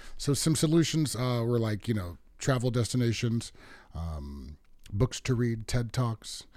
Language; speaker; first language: English; native; English